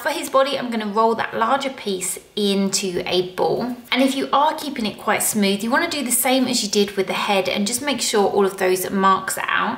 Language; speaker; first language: English; native; English